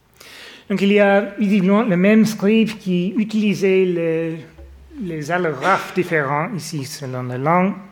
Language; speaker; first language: French; non-native, fluent; English